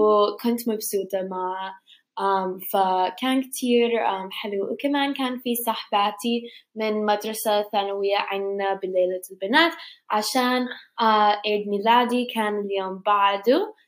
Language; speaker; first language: Arabic; non-native, learner; English